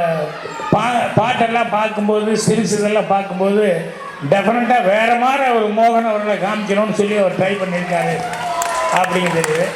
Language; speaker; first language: Tamil; native; Tamil